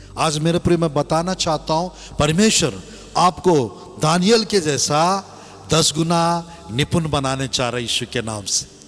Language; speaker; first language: Hindi; non-native, local second language; Telugu